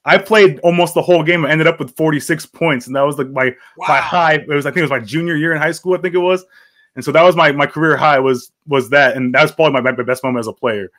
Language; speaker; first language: English; native; English